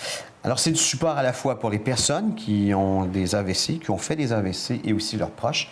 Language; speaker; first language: French; native; French